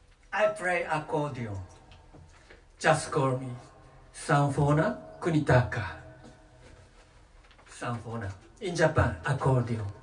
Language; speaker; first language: English; non-native, learner; Japanese